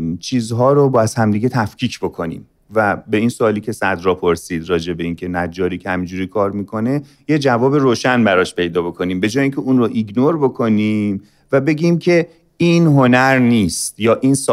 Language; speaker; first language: Persian; native; Persian